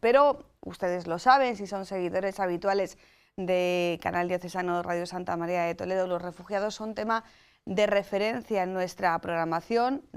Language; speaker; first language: Spanish; native; Spanish